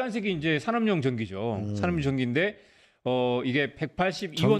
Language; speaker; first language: Korean; native; Korean